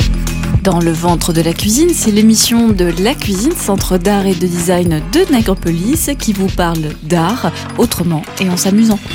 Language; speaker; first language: French; native; French